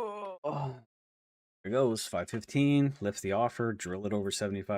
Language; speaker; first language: English; native; English